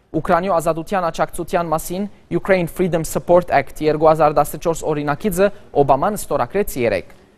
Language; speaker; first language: Armenian; early bilingual, heritage; Armenian